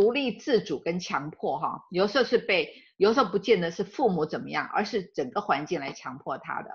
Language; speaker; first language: Chinese; native; Chinese